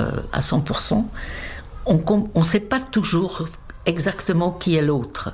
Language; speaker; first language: French; non-native, fluent; Czech